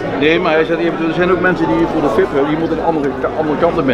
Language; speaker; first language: Dutch; native; Dutch